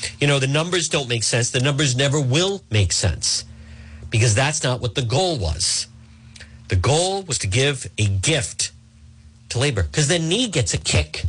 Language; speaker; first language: English; native; English